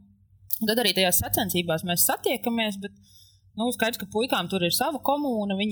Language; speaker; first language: Latvian; native; Latvian